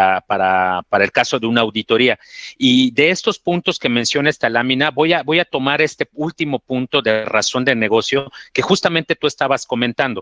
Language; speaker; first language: Spanish; native; Spanish